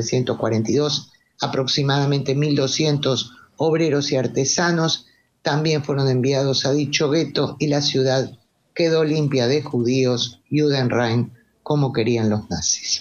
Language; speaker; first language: Spanish; native; Spanish